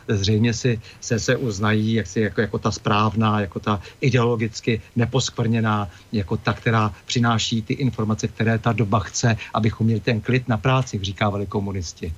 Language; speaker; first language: Czech; native; Czech